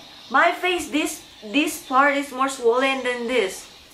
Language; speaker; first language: English; non-native, fluent; Indonesian